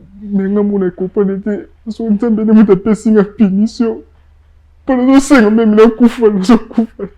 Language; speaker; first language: Lingala; non-native, local second language; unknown